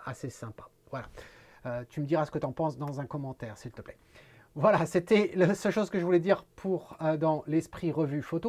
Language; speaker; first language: French; native; French